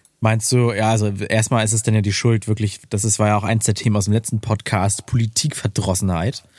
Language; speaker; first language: German; native; German